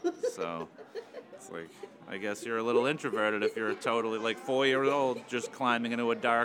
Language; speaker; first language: English; native; English